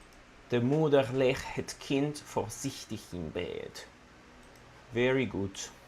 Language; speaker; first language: Dutch; non-native, learner; Italian